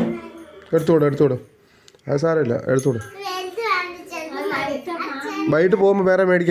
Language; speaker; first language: Malayalam; native; Malayalam